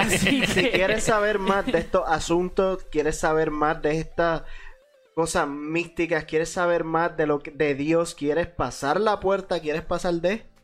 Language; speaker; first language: Spanish; native; Spanish